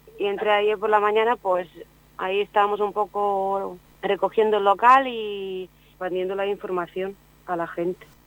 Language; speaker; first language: Spanish; non-native, fluent; Ukrainian